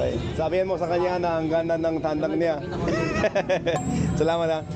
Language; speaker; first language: Filipino; non-native, learner; English